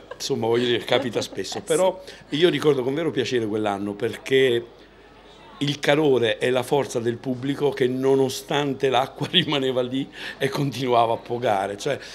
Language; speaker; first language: Italian; native; Italian